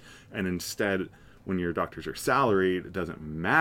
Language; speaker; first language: English; native; English